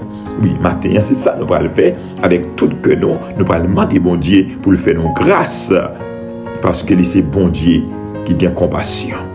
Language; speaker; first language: French; non-native, local second language; Haitian Creole